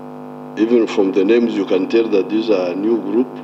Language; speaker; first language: English; non-native, local second language; Nyankole